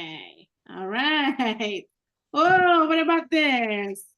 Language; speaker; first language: English; non-native, fluent; Indonesian